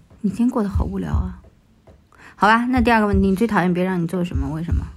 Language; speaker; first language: Chinese; native; Chinese